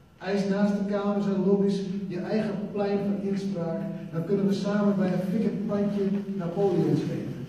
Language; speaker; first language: Dutch; non-native, local second language; Western Frisian